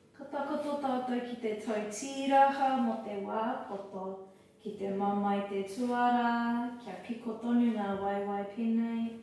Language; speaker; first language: Māori; non-native, local second language; English